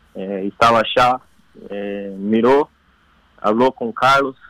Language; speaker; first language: Spanish; non-native, learner; Portuguese